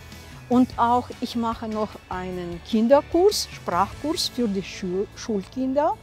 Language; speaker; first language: German; non-native, local second language; Russian